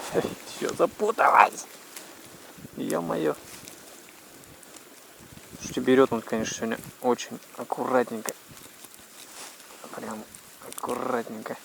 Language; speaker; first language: Russian; native; Russian